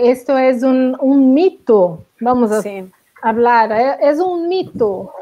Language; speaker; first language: Spanish; non-native, learner; Portuguese